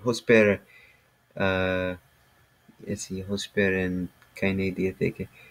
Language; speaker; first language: Greek; non-native, learner; English